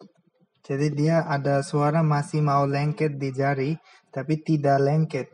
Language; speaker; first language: Indonesian; non-native, fluent; Bangla